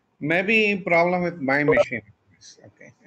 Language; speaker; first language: English; non-native, local second language; Telugu